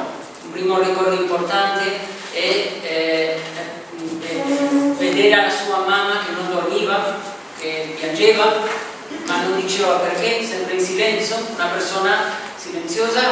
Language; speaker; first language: Italian; non-native, fluent; Spanish